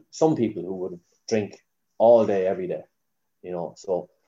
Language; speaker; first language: English; native; English